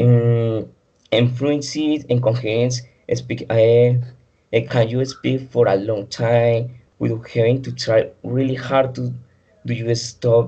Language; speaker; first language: English; non-native, learner; Spanish